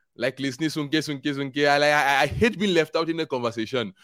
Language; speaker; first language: English; non-native, local second language; Igbo